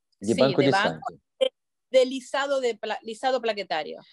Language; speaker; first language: Portuguese; non-native, learner; Spanish